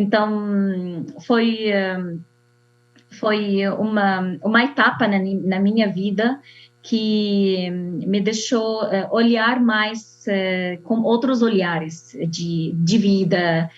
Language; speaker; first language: Portuguese; non-native, fluent; Arabic